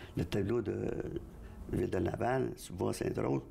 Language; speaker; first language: French; native; French